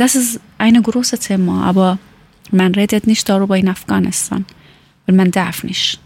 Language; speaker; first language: German; non-native, learner; Persian